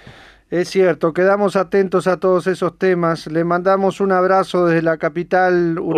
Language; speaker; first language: Spanish; native; Spanish